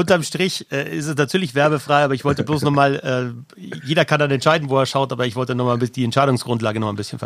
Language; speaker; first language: German; native; German